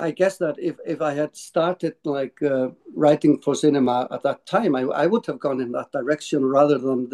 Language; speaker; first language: English; non-native, fluent; Icelandic